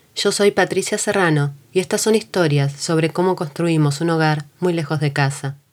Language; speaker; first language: Spanish; native; Spanish